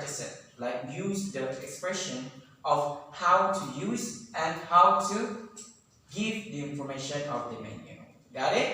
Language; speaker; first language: English; non-native, learner; Indonesian